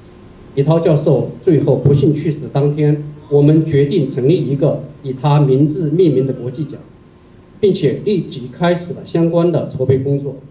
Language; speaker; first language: Chinese; native; Chinese